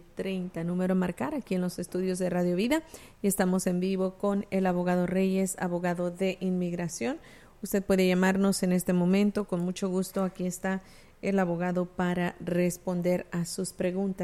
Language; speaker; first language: Spanish; native; Spanish